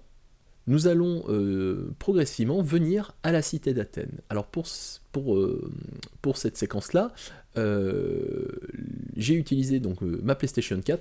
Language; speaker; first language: French; native; French